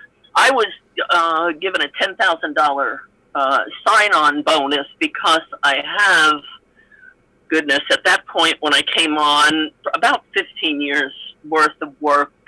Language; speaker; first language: English; native; English